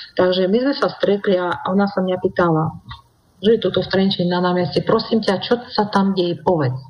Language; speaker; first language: Slovak; non-native, fluent; Russian